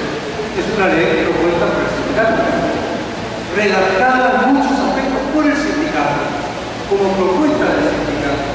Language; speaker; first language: Spanish; native; Spanish